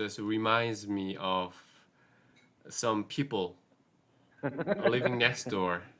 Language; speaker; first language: English; non-native, learner; Korean